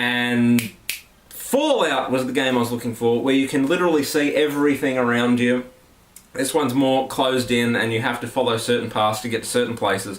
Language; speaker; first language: English; native; English